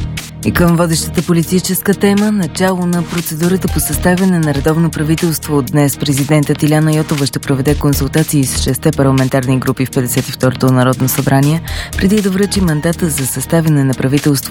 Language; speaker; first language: Bulgarian; native; Bulgarian